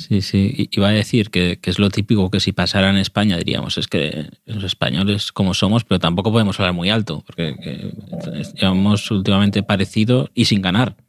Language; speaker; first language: Spanish; native; Spanish